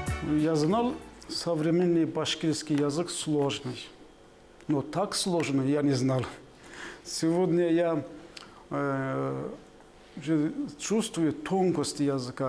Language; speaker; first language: Russian; non-native, fluent; Azerbaijani